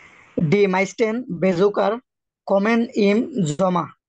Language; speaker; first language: German; non-native, learner; Bangla